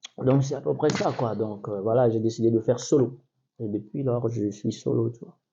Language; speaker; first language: French; non-native, local second language; Basaa